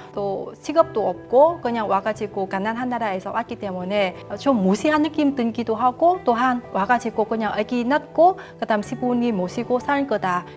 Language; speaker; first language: Korean; non-native, fluent; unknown